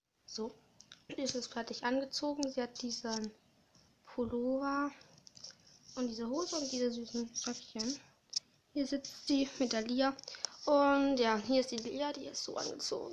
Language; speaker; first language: German; native; German